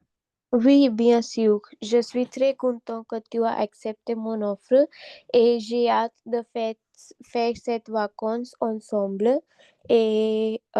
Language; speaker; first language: French; non-native, learner; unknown